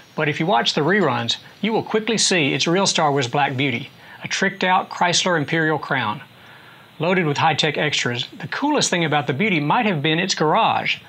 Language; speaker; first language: English; native; English